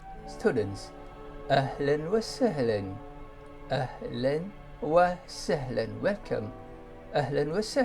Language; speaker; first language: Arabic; non-native, fluent; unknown